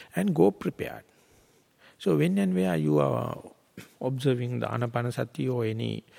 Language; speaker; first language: English; non-native, local second language; Sinhala